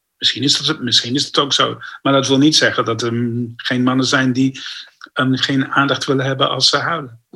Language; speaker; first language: Dutch; non-native, fluent; English